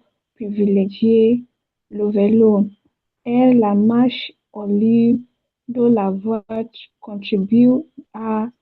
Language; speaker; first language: French; non-native, learner; Yoruba